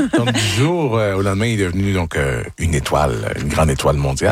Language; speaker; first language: French; native; French